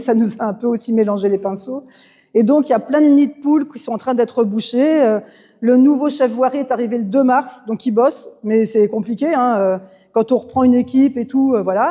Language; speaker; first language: French; native; French